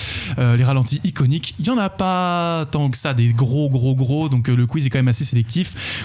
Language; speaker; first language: French; native; French